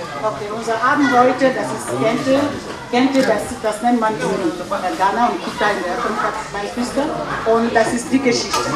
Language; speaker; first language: German; non-native, fluent; French